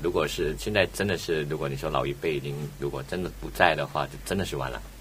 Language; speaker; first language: Chinese; native; Chinese